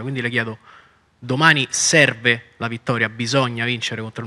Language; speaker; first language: Italian; native; Italian